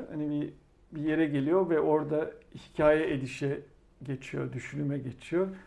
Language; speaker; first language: Turkish; native; Turkish